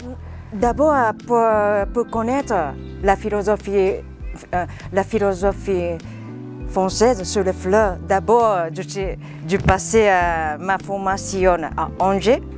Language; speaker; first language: French; non-native, learner; Japanese